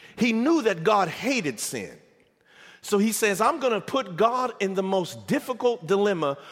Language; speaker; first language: English; native; English